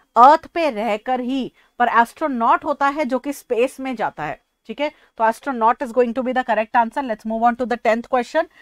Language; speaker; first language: Hindi; native; Hindi